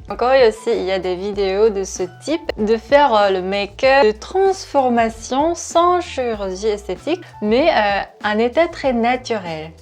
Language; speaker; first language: French; non-native, fluent; Korean